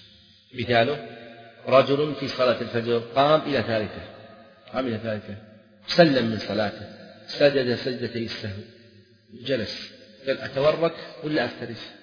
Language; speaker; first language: Arabic; native; Arabic